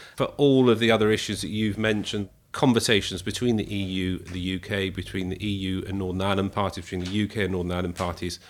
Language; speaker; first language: English; native; English